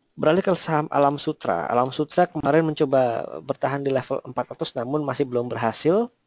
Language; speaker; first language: Indonesian; native; Indonesian